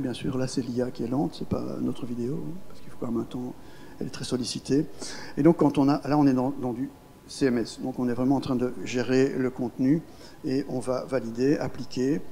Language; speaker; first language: French; native; French